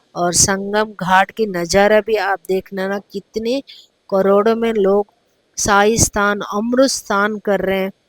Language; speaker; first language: Hindi; non-native, local second language; Telugu